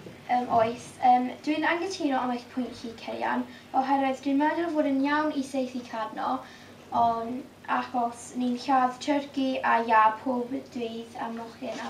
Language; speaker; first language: Welsh; non-native, local second language; English